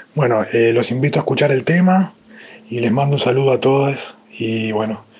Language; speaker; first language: Spanish; native; Spanish